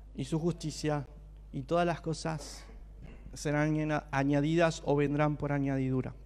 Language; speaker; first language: Spanish; native; Spanish